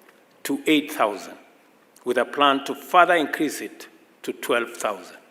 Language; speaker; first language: English; non-native, local second language; Swahili